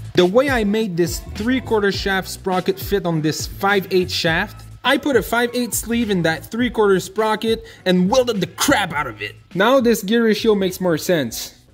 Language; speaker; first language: English; non-native, fluent; French